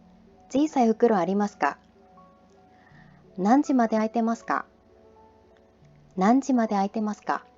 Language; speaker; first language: Japanese; non-native, fluent; Korean